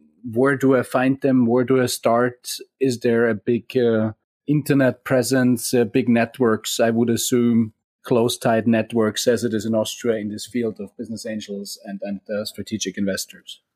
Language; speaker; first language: English; non-native, fluent; German